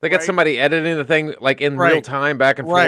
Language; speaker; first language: English; native; English